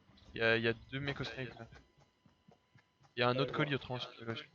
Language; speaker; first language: French; native; French